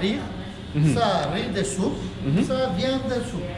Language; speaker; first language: French; non-native, learner; Turkish